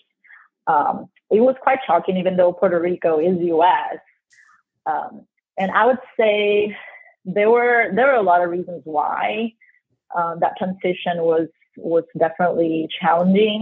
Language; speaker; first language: English; non-native, fluent; Spanish